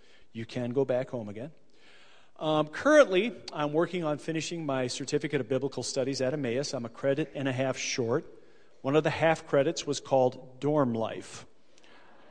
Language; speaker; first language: English; native; English